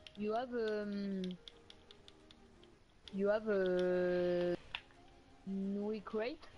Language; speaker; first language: English; non-native, learner; French